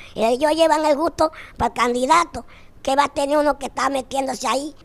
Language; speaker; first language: Spanish; native; Spanish